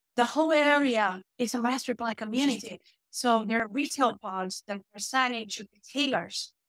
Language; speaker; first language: English; non-native, fluent; Portuguese